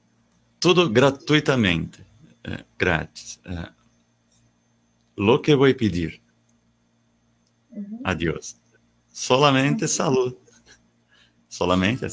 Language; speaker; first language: Spanish; non-native, learner; Portuguese